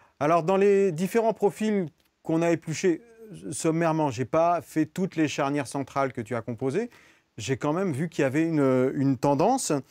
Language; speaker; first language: French; native; French